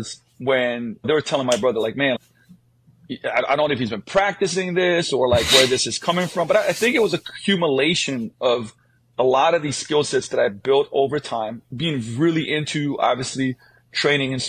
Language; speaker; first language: English; non-native, fluent; Slovenian